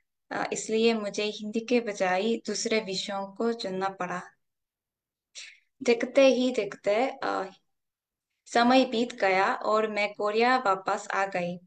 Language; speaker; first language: Hindi; non-native, fluent; Korean